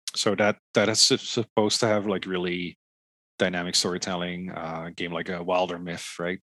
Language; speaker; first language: English; non-native, fluent; Dutch